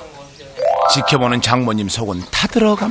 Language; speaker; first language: Korean; native; Korean